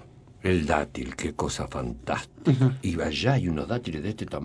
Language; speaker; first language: Spanish; native; Spanish